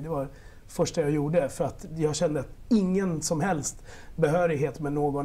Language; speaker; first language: Swedish; early bilingual, other home language; Spanish